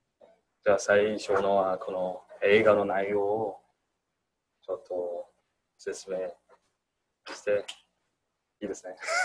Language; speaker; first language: Japanese; non-native, learner; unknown